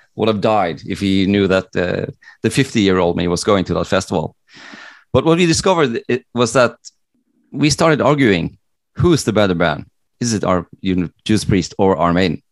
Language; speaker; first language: English; non-native, fluent; Norwegian